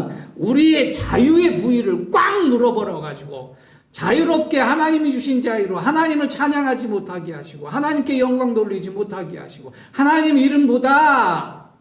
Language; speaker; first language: Korean; native; Korean